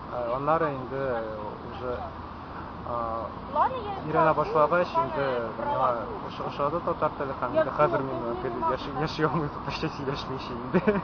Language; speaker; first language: Tatar; non-native, local second language; Russian